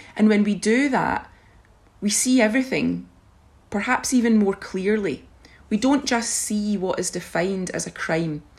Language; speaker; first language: English; native; English